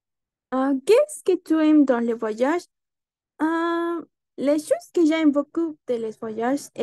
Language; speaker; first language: French; non-native, learner; Spanish